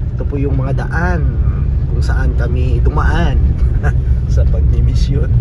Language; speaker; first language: Filipino; non-native, local second language; Cebuano